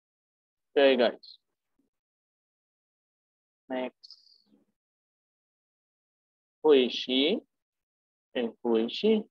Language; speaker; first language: English; non-native, fluent; Spanish